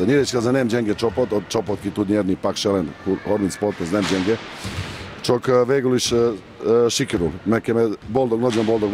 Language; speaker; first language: Hungarian; non-native, learner; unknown